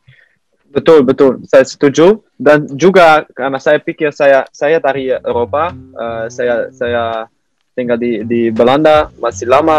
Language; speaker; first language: Indonesian; non-native, learner; Dutch